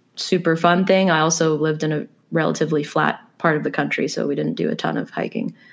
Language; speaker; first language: English; native; English